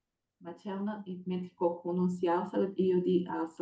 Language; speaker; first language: Italian; non-native, fluent; Portuguese